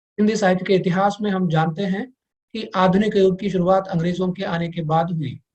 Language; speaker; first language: Hindi; non-native, local second language; Kannada